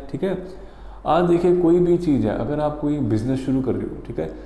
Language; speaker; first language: Hindi; native; Hindi